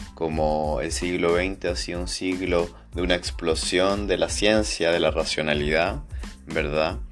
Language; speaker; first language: Spanish; native; Spanish